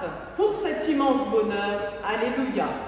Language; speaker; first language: French; native; French